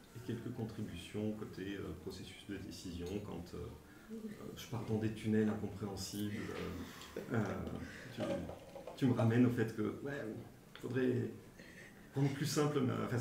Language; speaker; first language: French; native; French